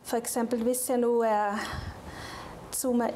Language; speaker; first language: Danish; non-native, local second language; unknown